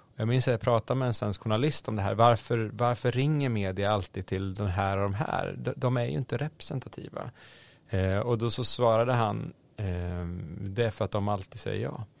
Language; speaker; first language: Swedish; native; Swedish